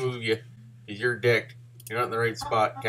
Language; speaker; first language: English; native; English